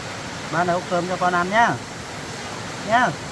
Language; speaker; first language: Vietnamese; native; Vietnamese